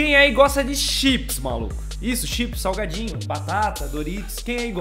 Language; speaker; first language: Portuguese; native; Portuguese